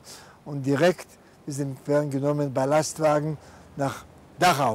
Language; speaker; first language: German; non-native, fluent; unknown